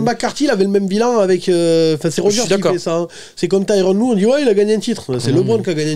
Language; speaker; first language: French; native; French